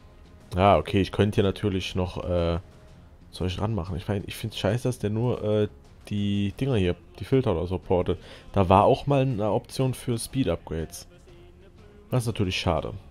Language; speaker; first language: German; native; German